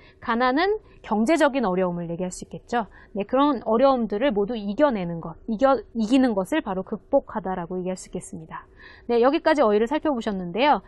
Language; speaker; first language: Korean; native; Korean